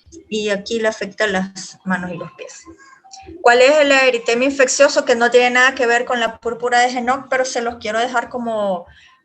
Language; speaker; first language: Spanish; native; Spanish